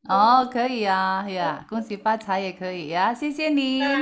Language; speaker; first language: Chinese; non-native, fluent; Indonesian